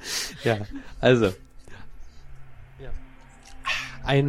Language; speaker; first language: German; native; German